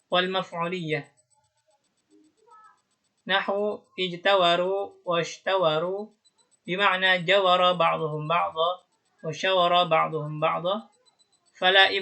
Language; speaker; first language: Arabic; non-native, learner; Indonesian